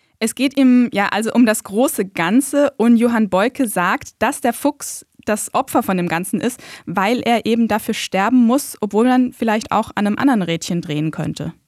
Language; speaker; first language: German; native; German